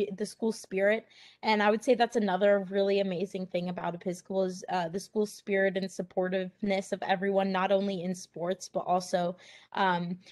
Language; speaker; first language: English; native; English